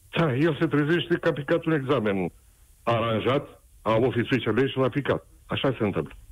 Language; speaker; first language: Romanian; native; Romanian